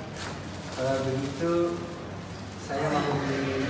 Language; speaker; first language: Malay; non-native, learner; Japanese